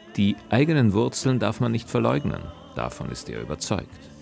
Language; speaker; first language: German; native; German